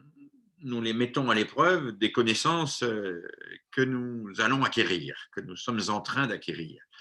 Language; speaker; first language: French; native; French